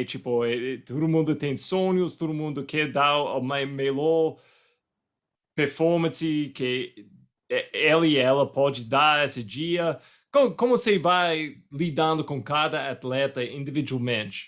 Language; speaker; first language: Portuguese; non-native, fluent; English